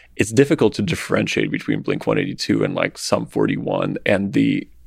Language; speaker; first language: English; non-native, fluent; Russian